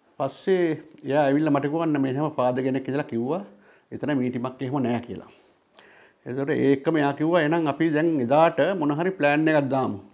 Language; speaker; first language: Sinhala; non-native, local second language; Tamil